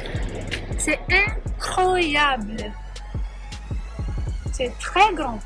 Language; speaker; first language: French; non-native, learner; Punjabi